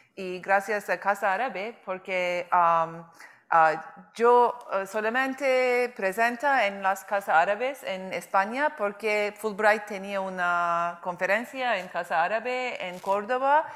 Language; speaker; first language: Spanish; non-native, learner; Turkish